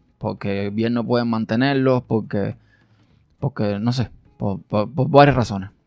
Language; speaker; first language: Spanish; native; Spanish